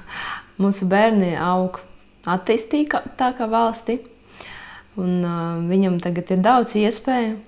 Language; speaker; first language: Latvian; non-native, local second language; Russian